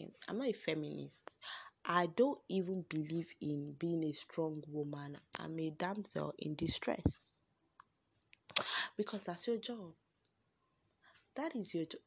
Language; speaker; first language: English; non-native, local second language; Yoruba